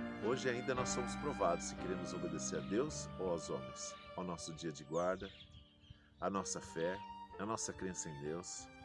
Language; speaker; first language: Portuguese; native; Portuguese